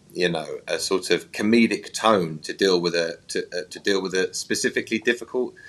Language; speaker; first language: English; native; English